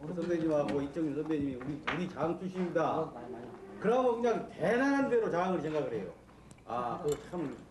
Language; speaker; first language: Korean; native; Korean